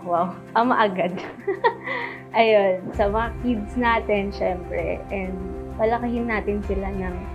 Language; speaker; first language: Filipino; native; Filipino